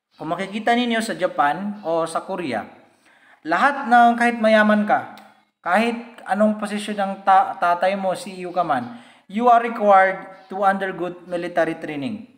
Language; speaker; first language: Filipino; non-native, local second language; Maranao